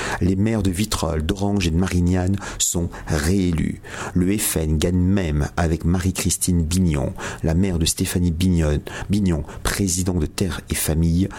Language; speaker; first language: French; native; French